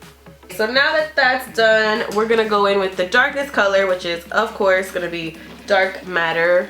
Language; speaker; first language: English; native; English